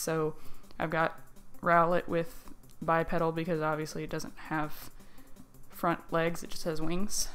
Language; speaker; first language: English; native; English